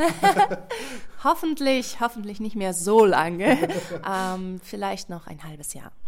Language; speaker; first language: German; non-native, fluent; Russian